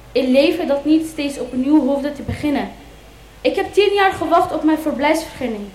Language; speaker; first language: Dutch; early bilingual, other home language; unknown